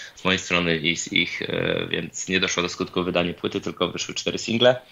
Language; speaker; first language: Polish; native; Polish